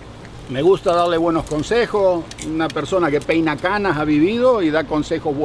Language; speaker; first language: Spanish; native; Spanish